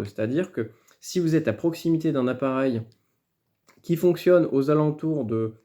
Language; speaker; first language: French; native; French